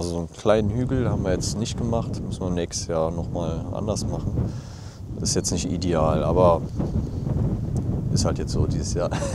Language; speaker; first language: German; native; German